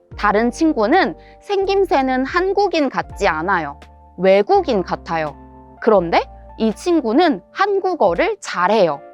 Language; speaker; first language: Korean; native; Korean